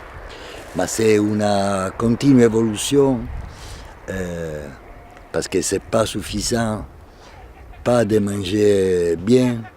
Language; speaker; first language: French; non-native, fluent; Italian